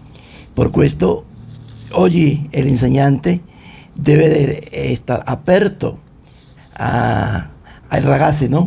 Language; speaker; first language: Italian; non-native, fluent; Spanish